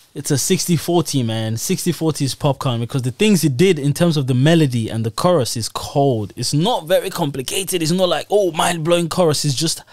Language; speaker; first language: English; native; English